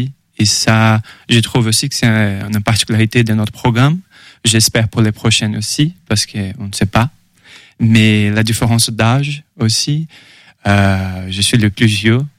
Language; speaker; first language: French; non-native, fluent; Portuguese